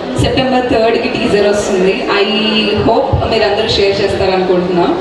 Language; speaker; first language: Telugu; native; Telugu